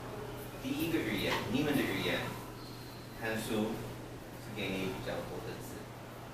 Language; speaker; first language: Chinese; non-native, learner; English